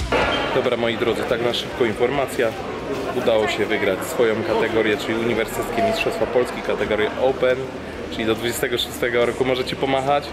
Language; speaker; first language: Polish; native; Polish